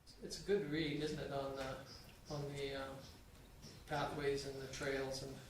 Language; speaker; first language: English; native; English